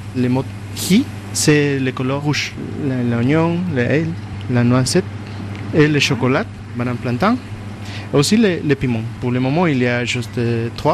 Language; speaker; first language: French; non-native, learner; Spanish